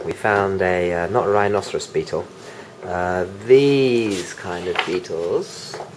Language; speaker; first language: English; native; English